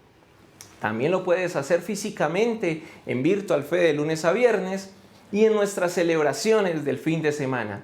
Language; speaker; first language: Spanish; native; Spanish